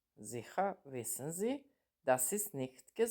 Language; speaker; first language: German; non-native, fluent; Serbian